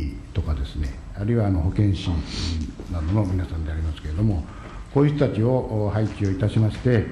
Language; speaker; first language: Japanese; native; Japanese